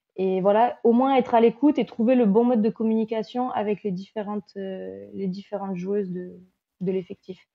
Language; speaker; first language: French; native; French